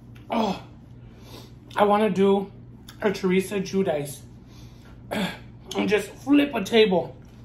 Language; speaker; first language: English; early bilingual, other home language; Spanish